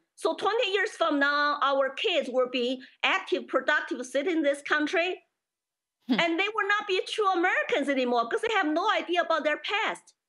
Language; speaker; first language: English; non-native, fluent; Chinese